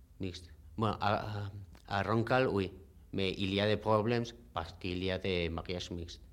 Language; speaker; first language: French; non-native, fluent; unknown